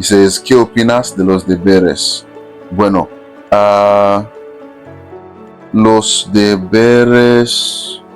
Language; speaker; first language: Spanish; non-native, fluent; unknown